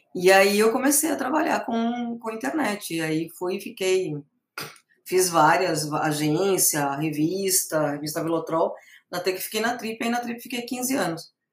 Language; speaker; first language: Portuguese; early bilingual, other home language; Spanish